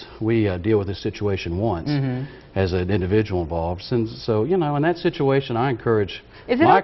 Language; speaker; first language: English; native; English